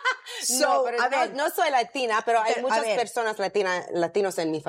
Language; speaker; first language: Spanish; non-native, learner; English